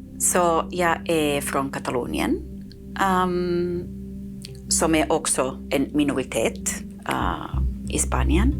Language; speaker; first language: Swedish; non-native, fluent; Catalan